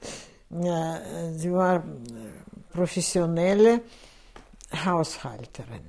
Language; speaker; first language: German; non-native, fluent; Russian